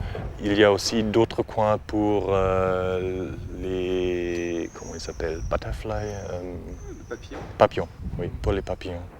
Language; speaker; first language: French; non-native, learner; German